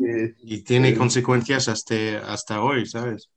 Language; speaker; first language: Spanish; non-native, fluent; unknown